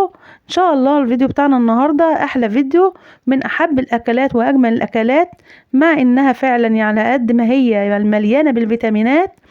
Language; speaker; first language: Arabic; native; Arabic